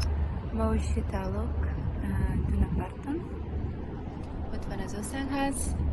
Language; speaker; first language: Hungarian; non-native, learner; Portuguese